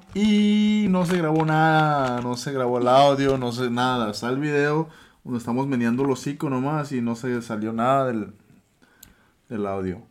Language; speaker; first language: Spanish; early bilingual, other home language; English